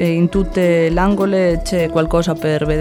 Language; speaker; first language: Italian; non-native, learner; Spanish